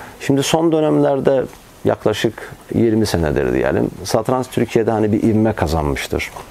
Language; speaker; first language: Turkish; non-native, fluent; Azerbaijani